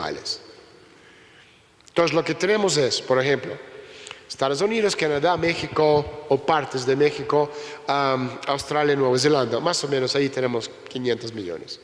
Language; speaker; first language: Spanish; non-native, fluent; Russian